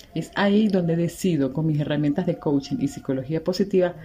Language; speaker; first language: Spanish; native; Spanish